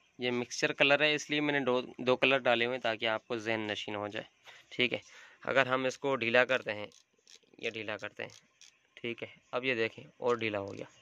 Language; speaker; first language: Urdu; non-native, local second language; Sindhi